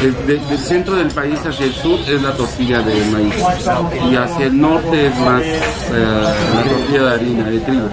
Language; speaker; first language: Spanish; native; Spanish